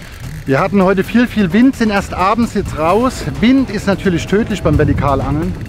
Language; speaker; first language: German; native; German